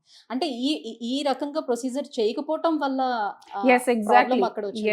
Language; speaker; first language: Telugu; native; Telugu